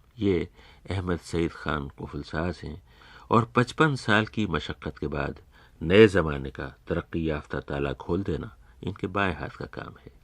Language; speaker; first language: Urdu; native; Urdu